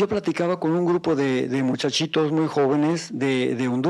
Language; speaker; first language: Spanish; native; Spanish